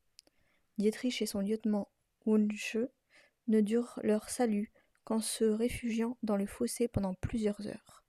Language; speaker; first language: French; native; French